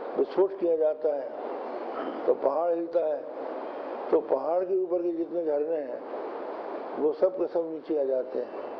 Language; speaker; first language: Hindi; native; Hindi